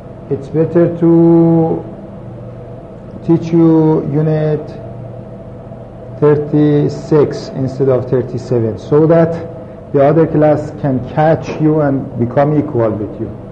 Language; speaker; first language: English; non-native, fluent; Persian